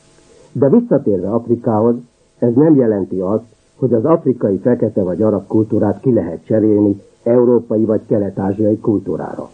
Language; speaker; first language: Hungarian; native; Hungarian